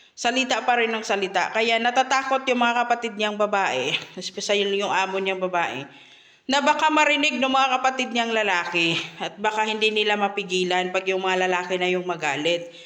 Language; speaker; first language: Filipino; native; Filipino